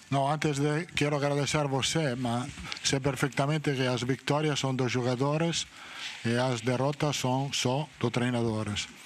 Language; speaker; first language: Portuguese; non-native, learner; Italian